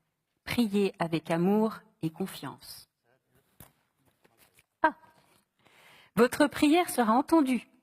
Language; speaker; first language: French; native; French